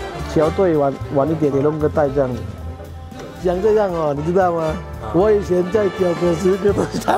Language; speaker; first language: Chinese; non-native, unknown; Thai